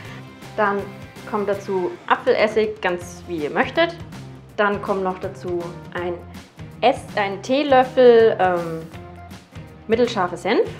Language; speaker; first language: German; native; German